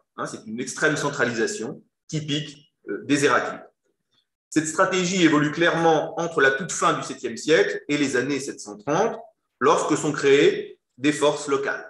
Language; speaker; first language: French; native; French